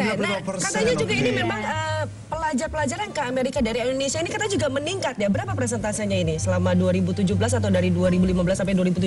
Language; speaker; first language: Indonesian; native; Indonesian